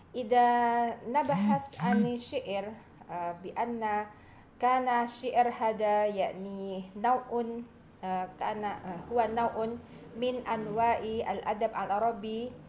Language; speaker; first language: Arabic; non-native, fluent; Indonesian